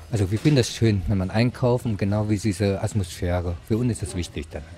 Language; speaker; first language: German; non-native, learner; Vietnamese